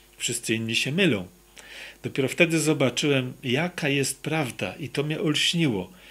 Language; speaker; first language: Polish; native; Polish